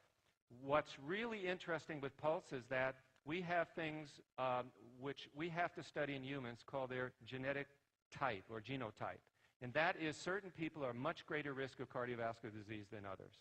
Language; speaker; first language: English; native; English